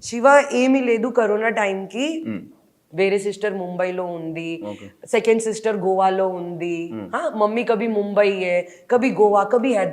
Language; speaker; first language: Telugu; non-native, learner; Hindi